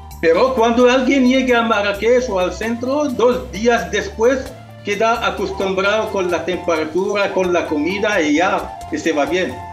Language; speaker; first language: Spanish; non-native, local second language; Arabic